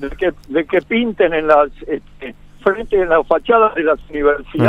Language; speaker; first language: Spanish; native; Spanish